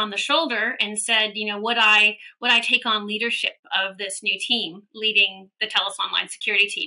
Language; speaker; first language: English; native; English